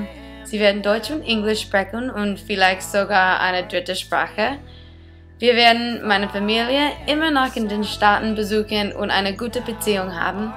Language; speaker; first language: German; non-native, learner; English